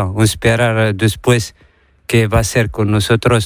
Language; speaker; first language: Spanish; non-native, learner; Arabic